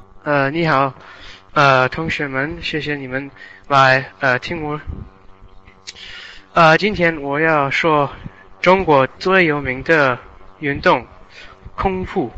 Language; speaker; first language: Chinese; non-native, learner; English